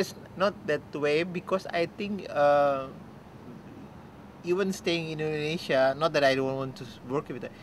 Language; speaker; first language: English; non-native, fluent; Indonesian